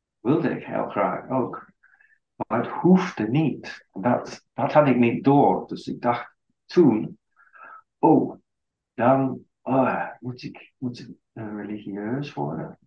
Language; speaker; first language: Dutch; non-native, fluent; English